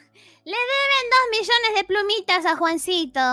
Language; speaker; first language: Spanish; native; Spanish